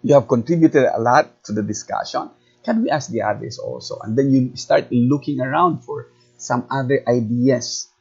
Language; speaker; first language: English; non-native, local second language; Filipino